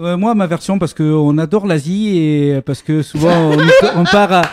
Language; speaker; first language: French; native; French